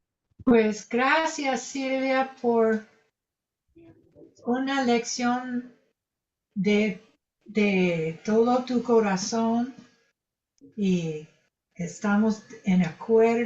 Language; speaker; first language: Spanish; non-native, fluent; English